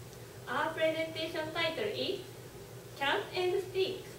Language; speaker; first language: English; non-native, learner; Japanese